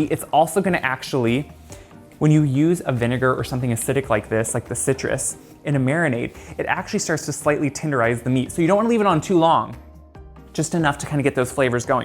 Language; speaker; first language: English; native; English